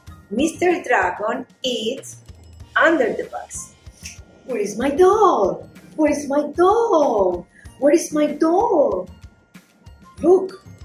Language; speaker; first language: English; non-native, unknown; Spanish